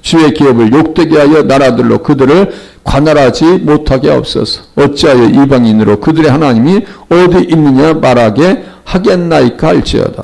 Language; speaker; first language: Korean; native; Korean